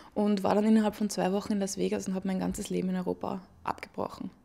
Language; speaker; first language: German; native; German